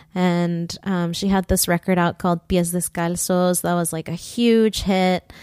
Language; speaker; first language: English; early bilingual, other home language; Spanish